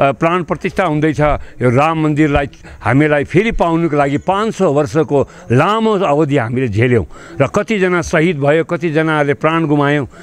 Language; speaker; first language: Nepali; native; Nepali